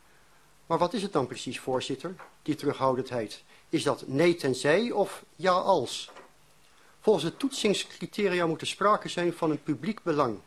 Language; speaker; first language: Dutch; native; Dutch